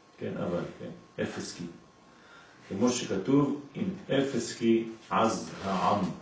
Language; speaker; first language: Hebrew; non-native, fluent; French